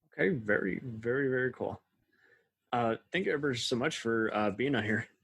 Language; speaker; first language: English; native; English